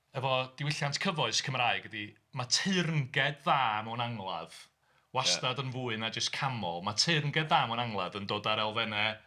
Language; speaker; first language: Welsh; native; Welsh